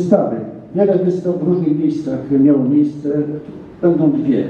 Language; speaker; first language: Polish; native; Polish